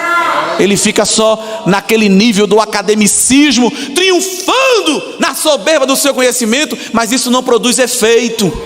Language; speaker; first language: Portuguese; native; Portuguese